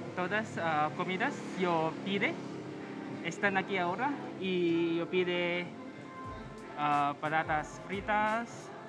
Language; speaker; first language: Spanish; non-native, learner; Filipino